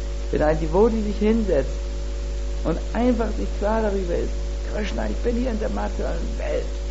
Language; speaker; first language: German; native; German